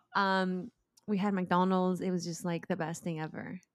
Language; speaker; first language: English; early bilingual, other home language; Spanish